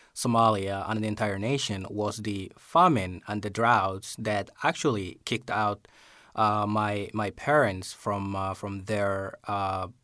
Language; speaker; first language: English; non-native, fluent; Somali